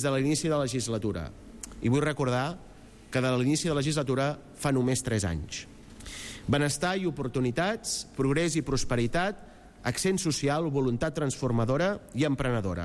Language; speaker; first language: Catalan; native; Catalan